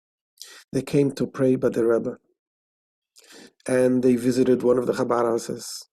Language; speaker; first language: English; non-native, fluent; Hebrew